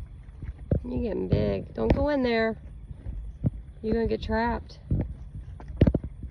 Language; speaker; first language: English; native; English